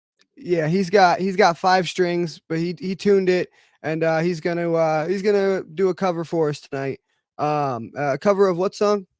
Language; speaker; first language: English; native; English